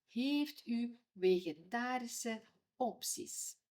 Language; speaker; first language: Dutch; non-native, fluent; Ukrainian